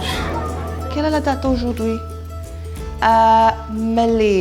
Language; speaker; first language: French; non-native, fluent; English